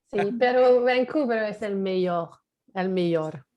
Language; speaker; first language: Spanish; non-native, learner; English